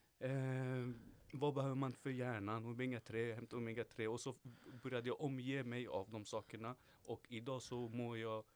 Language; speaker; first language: Swedish; early bilingual, other home language; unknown